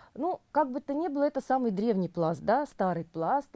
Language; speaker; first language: Russian; native; Russian